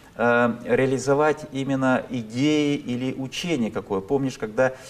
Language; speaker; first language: Russian; native; Russian